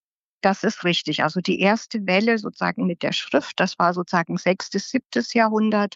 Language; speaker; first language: German; native; German